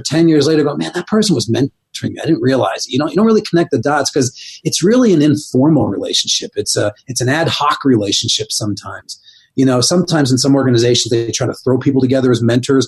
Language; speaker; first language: English; native; English